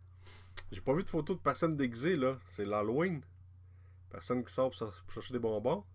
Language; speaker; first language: French; native; French